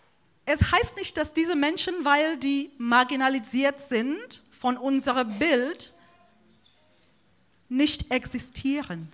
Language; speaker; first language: German; non-native, fluent; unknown